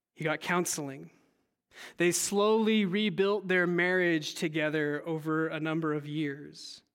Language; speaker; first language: English; native; English